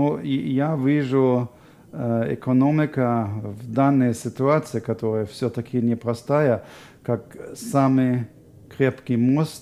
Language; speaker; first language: Russian; non-native, fluent; German